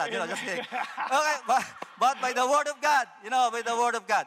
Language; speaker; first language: English; non-native, local second language; Filipino